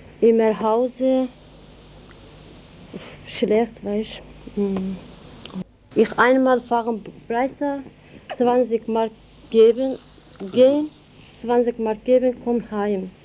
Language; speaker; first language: German; non-native, learner; Turkish